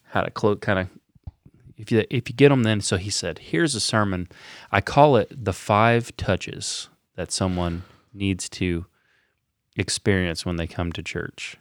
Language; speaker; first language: English; native; English